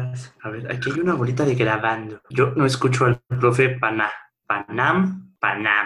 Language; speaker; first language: Spanish; native; Spanish